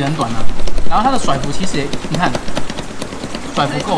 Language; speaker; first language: Chinese; native; Chinese